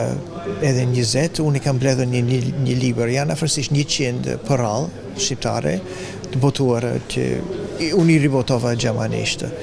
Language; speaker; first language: Albanian; non-native, fluent; English